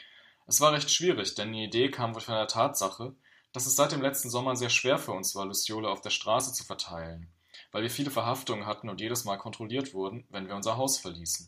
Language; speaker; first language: German; native; German